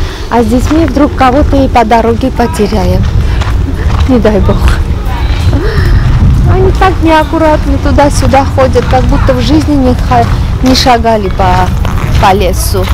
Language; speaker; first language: Russian; non-native, fluent; Armenian